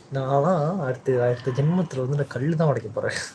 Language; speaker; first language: Tamil; early bilingual, heritage; Tamil